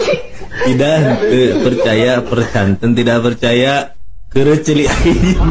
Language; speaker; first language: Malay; non-native, local second language; Sundanese